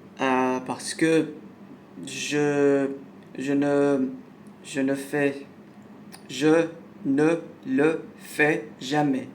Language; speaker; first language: French; non-native, learner; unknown